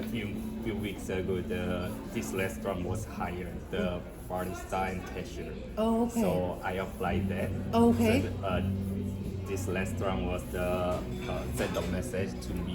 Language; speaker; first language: English; non-native, learner; Korean